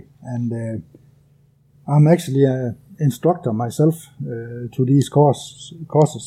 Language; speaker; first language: English; non-native, fluent; Danish